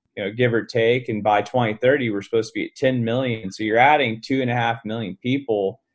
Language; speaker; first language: English; native; English